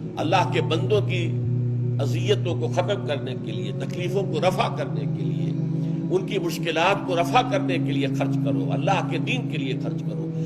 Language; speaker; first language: Urdu; native; Urdu